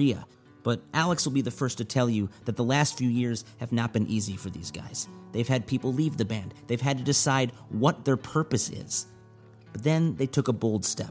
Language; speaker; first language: English; native; English